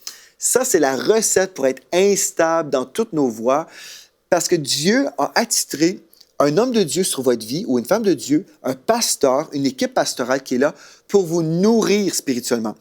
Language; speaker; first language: French; native; French